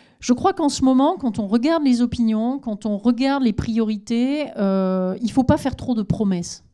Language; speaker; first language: French; native; French